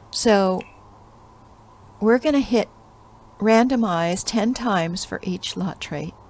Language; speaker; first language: English; native; English